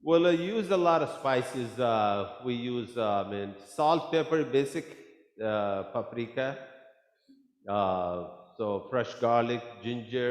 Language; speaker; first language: English; non-native, local second language; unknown